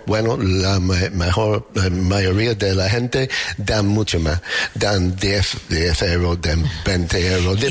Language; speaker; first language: Spanish; non-native, fluent; English